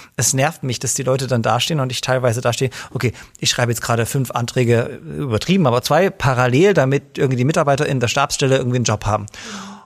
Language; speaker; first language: German; native; German